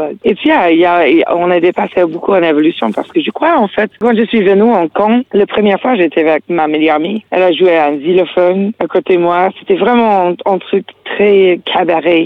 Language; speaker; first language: French; non-native, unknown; English